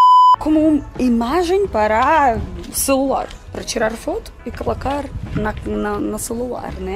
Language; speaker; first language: Portuguese; non-native, fluent; Russian